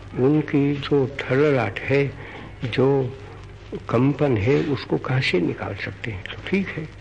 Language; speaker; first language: Hindi; non-native, local second language; Gujarati